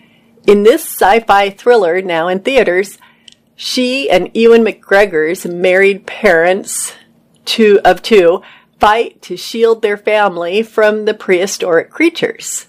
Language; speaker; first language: English; native; English